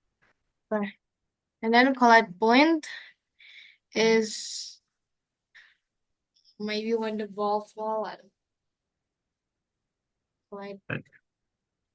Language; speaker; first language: English; non-native, learner; Indonesian